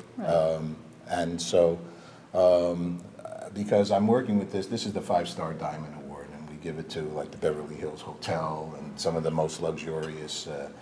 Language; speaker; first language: English; native; English